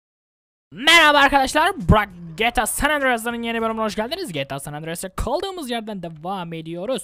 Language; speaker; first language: Turkish; native; Turkish